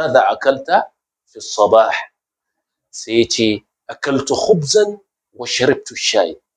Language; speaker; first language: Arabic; non-native, fluent; Hausa